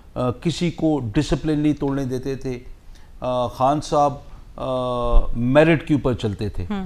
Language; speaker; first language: Urdu; non-native, local second language; Punjabi